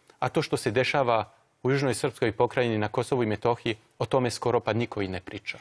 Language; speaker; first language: Croatian; non-native, fluent; French